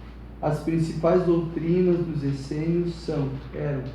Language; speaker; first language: Portuguese; native; Portuguese